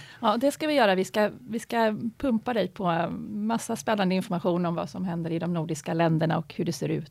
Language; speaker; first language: Swedish; native; Swedish